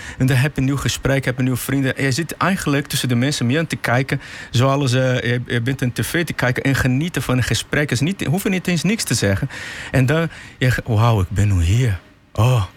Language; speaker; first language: Dutch; non-native, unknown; Portuguese